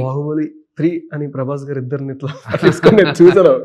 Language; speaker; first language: Telugu; native; Telugu